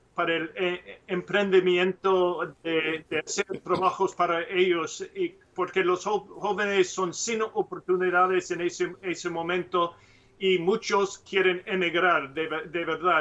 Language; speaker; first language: Spanish; non-native, learner; English